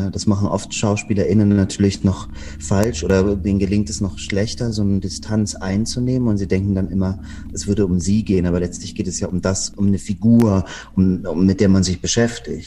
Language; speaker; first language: German; native; German